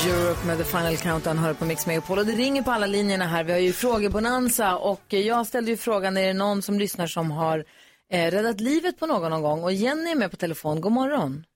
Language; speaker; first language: Swedish; native; Swedish